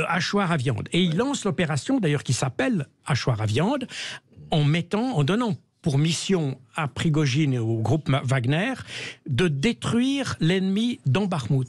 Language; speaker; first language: French; native; French